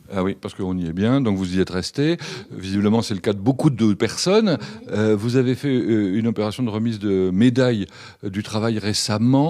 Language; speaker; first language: French; native; French